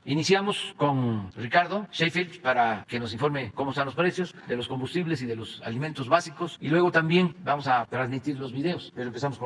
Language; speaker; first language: Spanish; native; Spanish